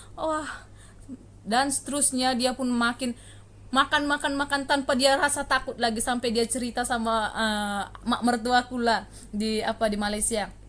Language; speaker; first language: Indonesian; native; Indonesian